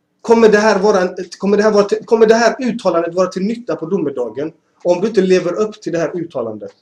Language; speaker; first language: Swedish; early bilingual, other home language; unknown